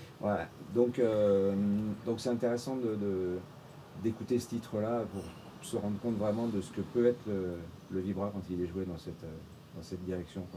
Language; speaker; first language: French; native; French